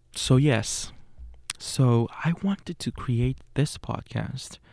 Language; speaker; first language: English; non-native, fluent; Spanish